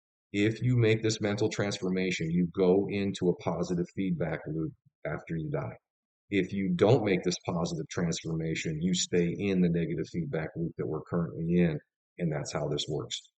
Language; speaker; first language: English; native; English